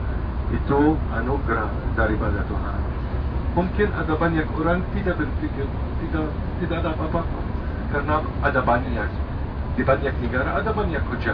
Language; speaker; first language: Indonesian; non-native, fluent; Arabic